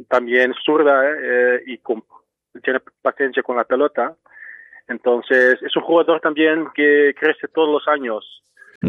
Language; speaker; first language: Spanish; non-native, fluent; Dutch